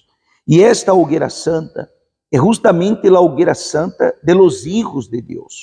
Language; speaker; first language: Spanish; non-native, fluent; Portuguese